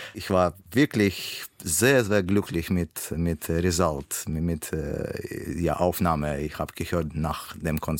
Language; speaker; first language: German; non-native, learner; Russian